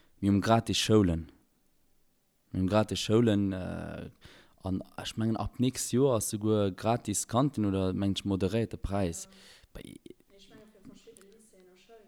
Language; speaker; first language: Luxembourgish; early bilingual, other home language; Albanian